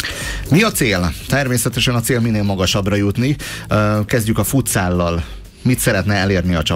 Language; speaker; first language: Hungarian; native; Hungarian